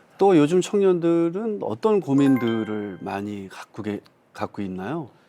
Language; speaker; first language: Korean; native; Korean